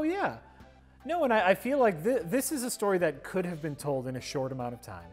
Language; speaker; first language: English; native; English